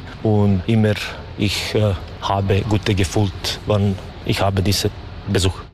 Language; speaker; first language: German; non-native, learner; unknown